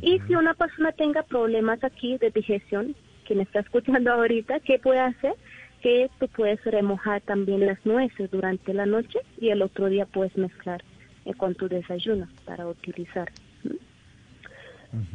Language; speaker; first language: Spanish; non-native, learner; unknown